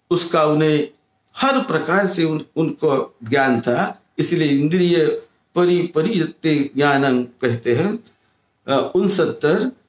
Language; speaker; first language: Hindi; non-native, local second language; Marathi